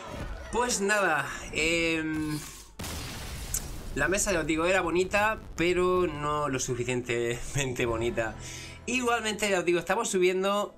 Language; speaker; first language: Spanish; native; Spanish